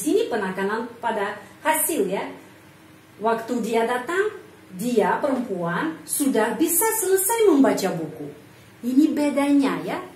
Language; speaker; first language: Indonesian; non-native, fluent; Russian